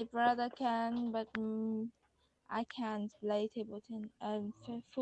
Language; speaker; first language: English; non-native, learner; Vietnamese